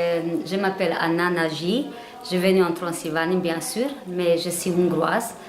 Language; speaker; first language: French; non-native, learner; Hungarian